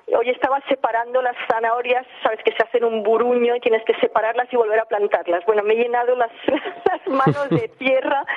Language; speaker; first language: Spanish; early bilingual, heritage; English